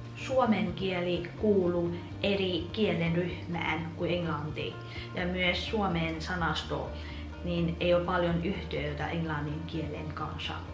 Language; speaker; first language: Finnish; non-native, fluent; Vietnamese